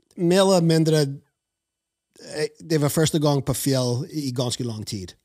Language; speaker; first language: Norwegian; non-native, fluent; English